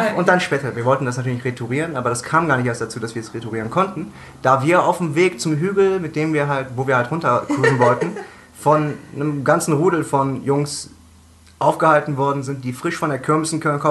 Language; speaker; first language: German; native; German